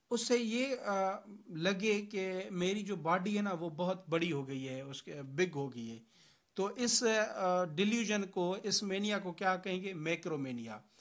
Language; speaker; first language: Urdu; non-native, local second language; Sindhi